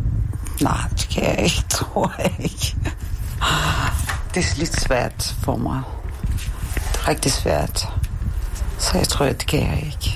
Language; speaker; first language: Danish; non-native, learner; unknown